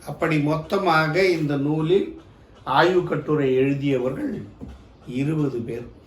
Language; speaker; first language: Tamil; native; Tamil